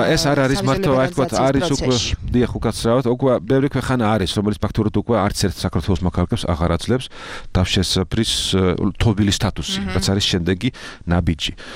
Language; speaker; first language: Georgian; non-native, fluent; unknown